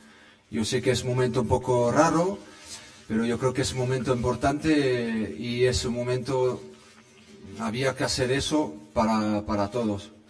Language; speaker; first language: Spanish; non-native, fluent; French